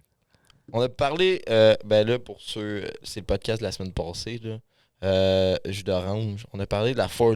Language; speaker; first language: French; native; French